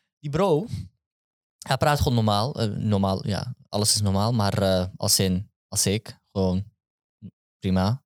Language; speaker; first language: Dutch; early bilingual, other home language; Turkish